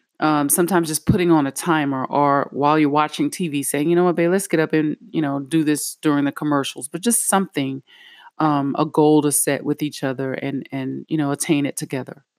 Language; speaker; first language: English; native; English